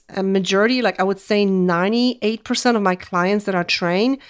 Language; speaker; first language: English; non-native, fluent; Polish